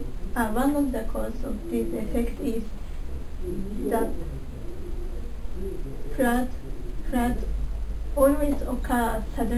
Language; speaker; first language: English; non-native, local second language; Malay